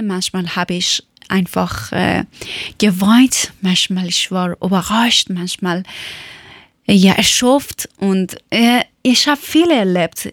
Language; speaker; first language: German; non-native, fluent; Persian